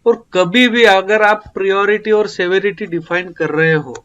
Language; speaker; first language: Hindi; non-native, local second language; Marathi